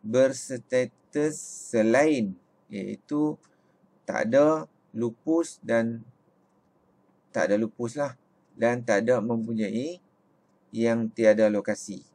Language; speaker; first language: Malay; native; Malay